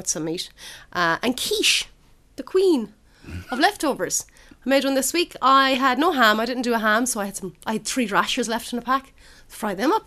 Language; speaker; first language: English; native; English